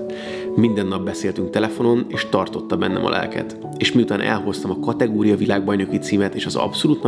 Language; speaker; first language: Hungarian; native; Hungarian